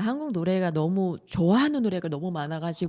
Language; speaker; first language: Korean; non-native, fluent; Vietnamese